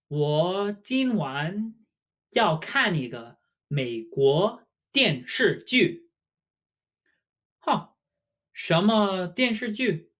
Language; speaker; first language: Chinese; non-native, fluent; English